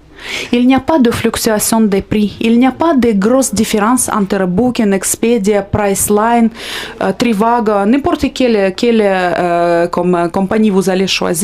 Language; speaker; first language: French; non-native, fluent; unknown